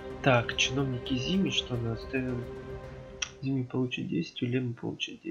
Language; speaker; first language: Russian; native; Russian